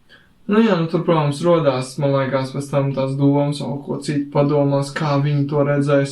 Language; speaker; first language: Latvian; native; Latvian